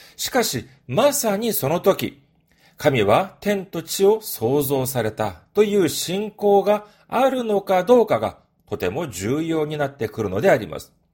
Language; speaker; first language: Japanese; non-native, fluent; Korean